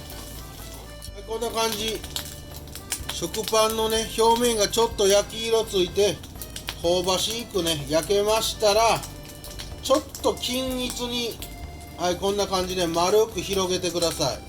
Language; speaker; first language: Japanese; native; Japanese